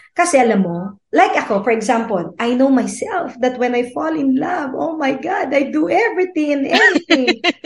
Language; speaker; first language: English; non-native, local second language; Filipino